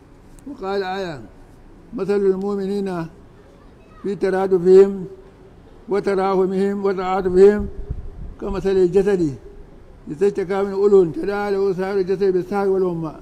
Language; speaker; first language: Arabic; non-native, fluent; Hausa